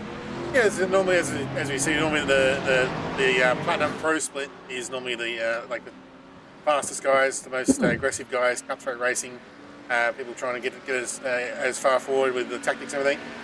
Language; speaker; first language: English; native; English